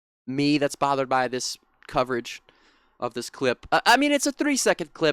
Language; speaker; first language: English; native; English